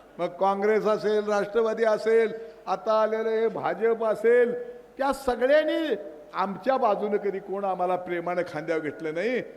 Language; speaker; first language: Marathi; native; Marathi